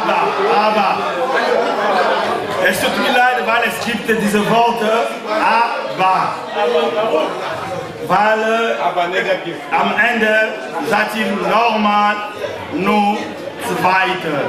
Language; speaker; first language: German; non-native, learner; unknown